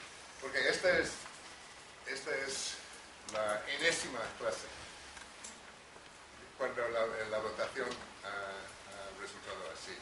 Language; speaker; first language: Spanish; non-native, fluent; English